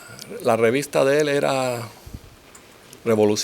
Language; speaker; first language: Spanish; native; Spanish